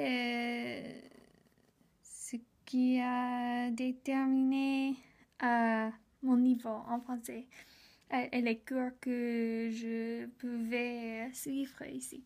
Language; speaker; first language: French; non-native, learner; English